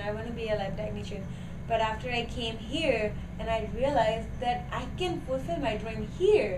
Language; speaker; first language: English; non-native, learner; Gujarati